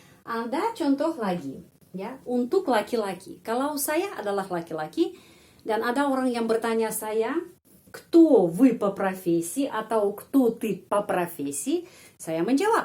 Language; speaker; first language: Indonesian; non-native, fluent; Russian